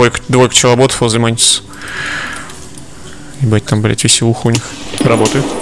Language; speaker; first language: Russian; native; Russian